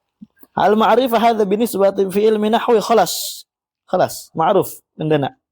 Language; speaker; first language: Arabic; non-native, fluent; Indonesian